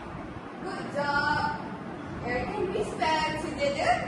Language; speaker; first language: English; non-native, learner; Malay